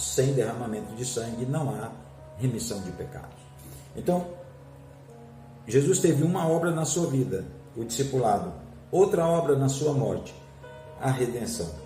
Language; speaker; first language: Portuguese; native; Portuguese